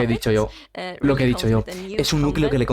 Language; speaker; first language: Spanish; native; Spanish